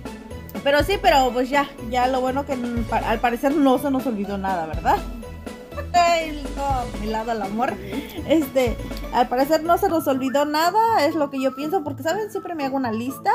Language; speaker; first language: Spanish; native; Spanish